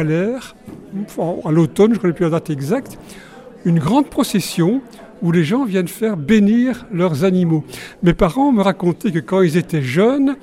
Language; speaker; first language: French; native; French